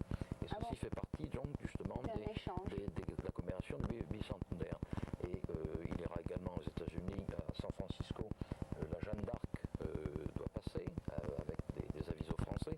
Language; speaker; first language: French; native; French